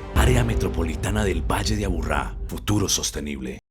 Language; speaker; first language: Spanish; native; Spanish